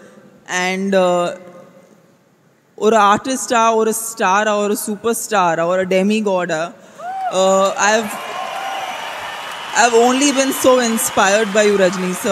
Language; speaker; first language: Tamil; non-native, fluent; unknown